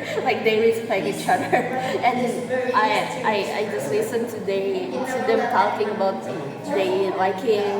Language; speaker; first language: English; non-native, learner; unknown